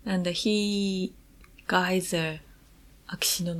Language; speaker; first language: English; non-native, learner; Japanese